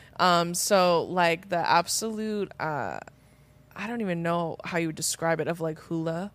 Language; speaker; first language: English; native; English